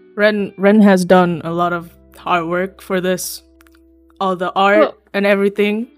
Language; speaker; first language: English; early bilingual, other home language; Sinhala